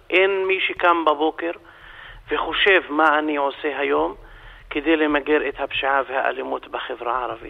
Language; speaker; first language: Hebrew; non-native, local second language; Arabic